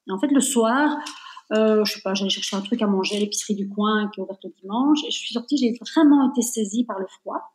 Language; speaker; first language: French; native; French